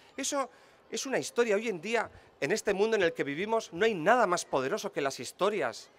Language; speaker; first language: Spanish; native; Spanish